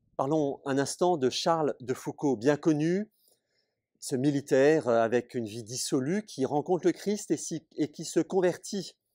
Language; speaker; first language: French; native; French